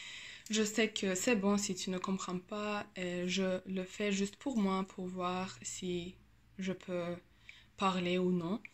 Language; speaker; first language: French; non-native, learner; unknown